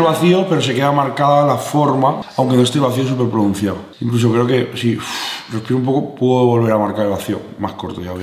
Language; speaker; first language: Spanish; native; Spanish